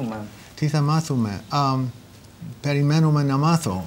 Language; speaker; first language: Greek; non-native, fluent; English